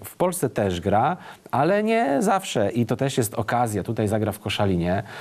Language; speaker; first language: Polish; native; Polish